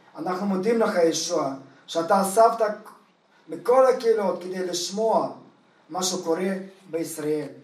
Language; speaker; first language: Hebrew; non-native, fluent; Russian